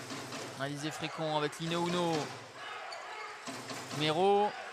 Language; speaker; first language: French; native; French